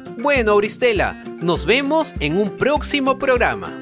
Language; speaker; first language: Spanish; native; Spanish